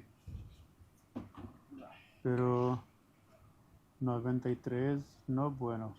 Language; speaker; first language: Spanish; non-native, learner; Urdu